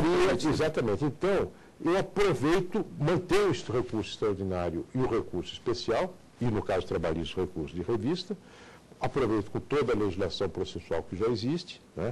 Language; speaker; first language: Portuguese; native; Portuguese